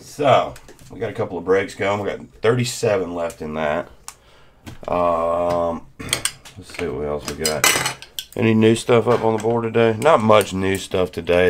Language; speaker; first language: English; native; English